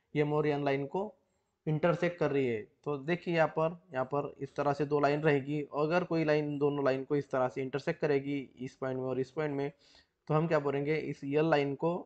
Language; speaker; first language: Hindi; non-native, local second language; Marathi